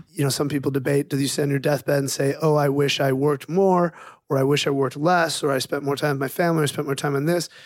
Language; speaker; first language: English; native; English